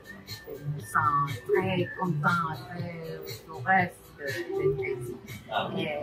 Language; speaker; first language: French; non-native, learner; Spanish